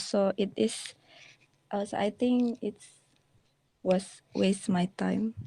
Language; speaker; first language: English; non-native, learner; Indonesian